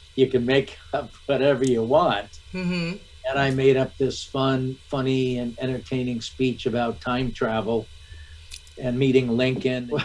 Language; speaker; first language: English; native; English